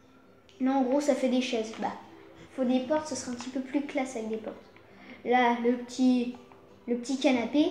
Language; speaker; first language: French; native; French